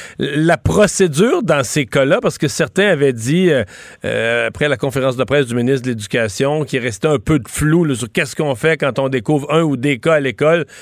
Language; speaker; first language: French; native; French